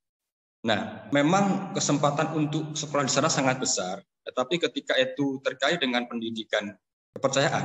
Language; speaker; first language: Indonesian; native; Indonesian